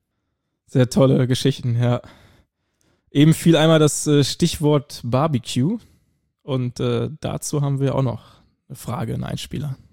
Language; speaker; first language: German; native; German